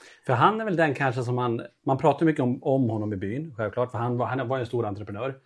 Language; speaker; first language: Swedish; native; Swedish